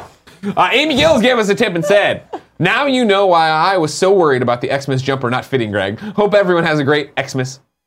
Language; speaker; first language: English; native; English